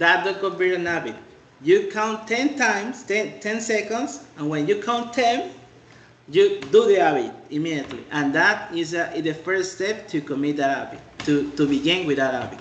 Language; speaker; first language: English; non-native, fluent; Spanish